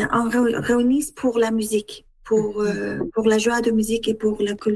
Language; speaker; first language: French; non-native, learner; Persian